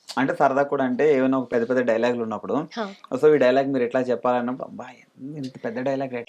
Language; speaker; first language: Telugu; native; Telugu